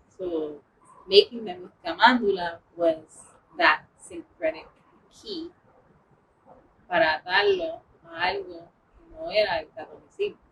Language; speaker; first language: Spanish; early bilingual, heritage; English